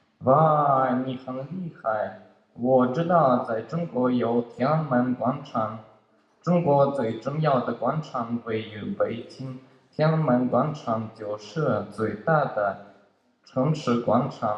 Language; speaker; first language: Chinese; non-native, learner; Russian